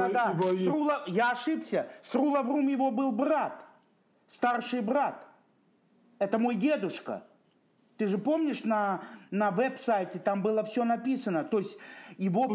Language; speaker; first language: Russian; native; Russian